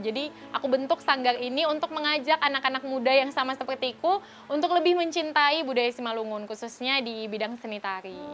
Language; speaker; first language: Indonesian; native; Indonesian